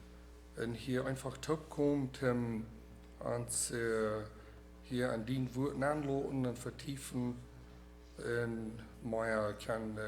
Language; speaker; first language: German; early bilingual, heritage; Plautdietsch